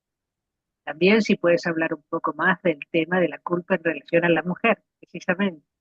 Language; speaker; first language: Spanish; native; Spanish